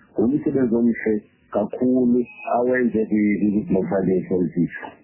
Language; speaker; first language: Zulu; non-native, local second language; Xhosa